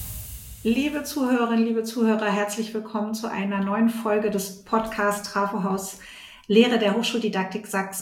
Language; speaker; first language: German; native; German